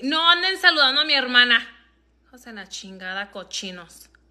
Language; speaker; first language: Spanish; early bilingual, heritage; Spanish